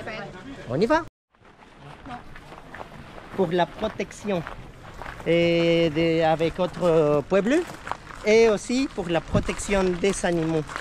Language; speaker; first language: French; non-native, learner; Spanish